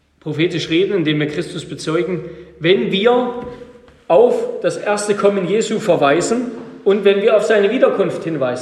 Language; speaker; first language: German; native; German